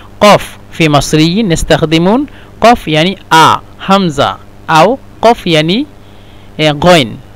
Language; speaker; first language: Egyptian Arabic; non-native, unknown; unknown